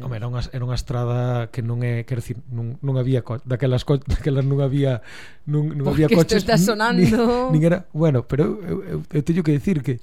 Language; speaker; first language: Galician; native; Galician